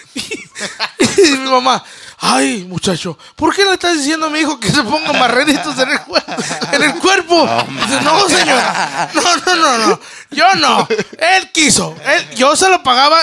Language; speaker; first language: Spanish; early bilingual, heritage; Spanish